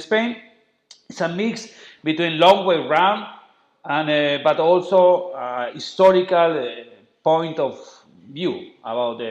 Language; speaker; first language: English; non-native, fluent; Spanish